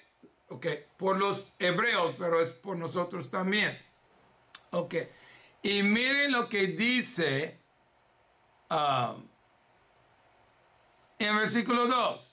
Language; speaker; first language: Spanish; early bilingual, heritage; English